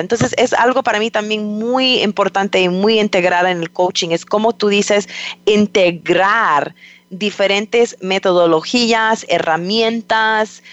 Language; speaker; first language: Spanish; non-native, fluent; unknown